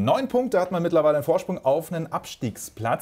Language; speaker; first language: German; native; German